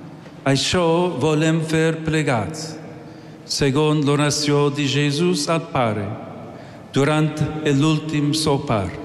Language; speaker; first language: Catalan; non-native, fluent; English